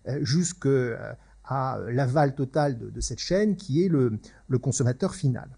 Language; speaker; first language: French; native; French